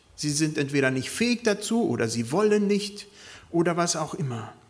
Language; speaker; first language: German; native; German